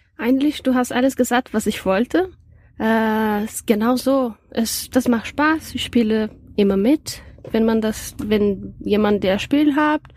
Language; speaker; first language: German; non-native, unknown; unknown